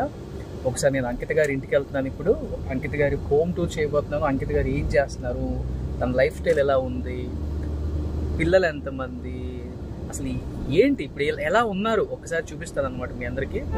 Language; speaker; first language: Telugu; native; Telugu